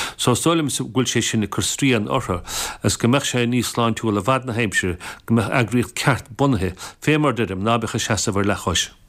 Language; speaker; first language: Irish; native; Irish